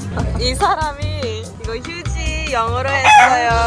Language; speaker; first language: Korean; early bilingual, heritage; English